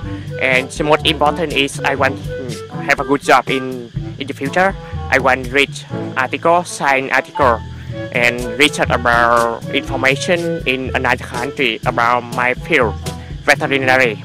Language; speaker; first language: English; non-native, learner; Vietnamese